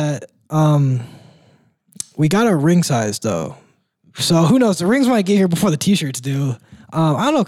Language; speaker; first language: English; native; English